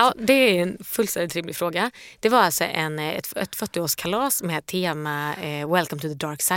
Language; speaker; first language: Swedish; native; Swedish